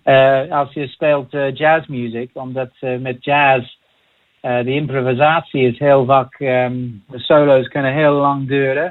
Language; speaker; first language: Dutch; non-native, fluent; English